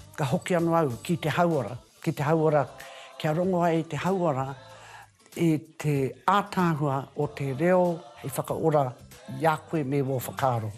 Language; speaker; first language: Māori; native; Māori